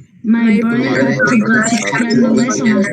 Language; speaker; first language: English; non-native, learner; Spanish